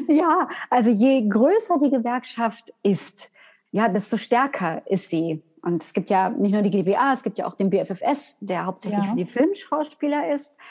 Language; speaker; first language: German; native; German